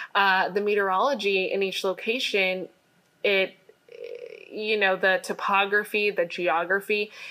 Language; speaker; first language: English; native; English